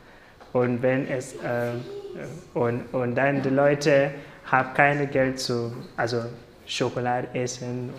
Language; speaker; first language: German; non-native, learner; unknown